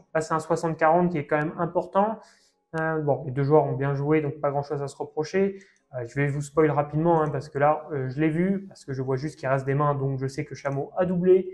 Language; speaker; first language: French; native; French